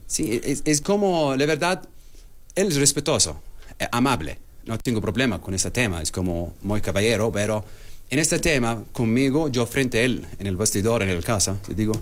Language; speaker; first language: Spanish; non-native, learner; Arabic